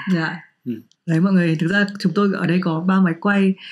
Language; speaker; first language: Vietnamese; native; Vietnamese